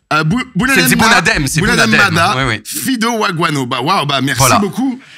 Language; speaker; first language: French; native; French